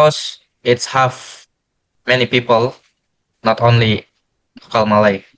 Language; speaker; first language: English; non-native, learner; Indonesian